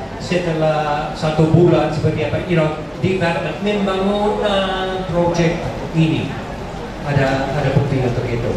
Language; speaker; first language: Indonesian; non-native, learner; English